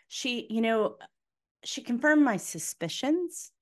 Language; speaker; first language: English; native; English